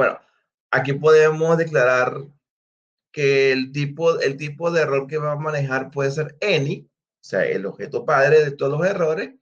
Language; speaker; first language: Spanish; native; Spanish